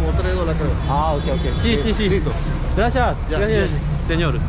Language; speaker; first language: Spanish; non-native, learner; Korean